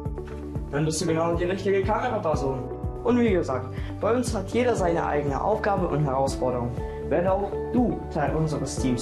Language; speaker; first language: German; early bilingual, other home language; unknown